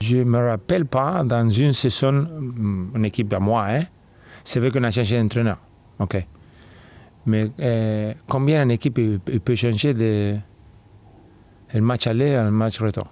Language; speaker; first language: French; non-native, fluent; Spanish